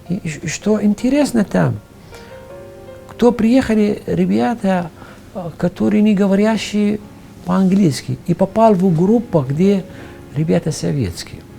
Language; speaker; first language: Russian; non-native, fluent; Arabic